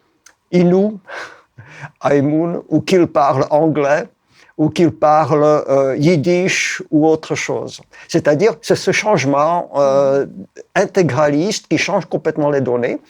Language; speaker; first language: French; non-native, fluent; Czech